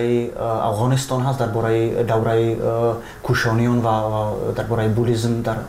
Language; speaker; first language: Persian; non-native, fluent; Czech